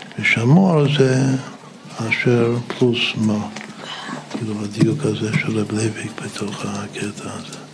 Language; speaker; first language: Hebrew; non-native, fluent; English